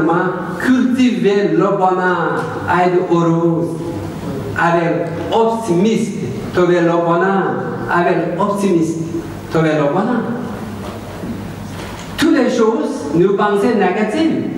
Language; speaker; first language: French; non-native, learner; Tibetan